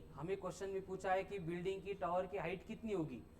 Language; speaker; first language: Hindi; non-native, local second language; Marathi